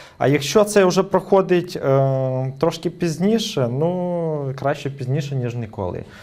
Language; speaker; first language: Ukrainian; native; Ukrainian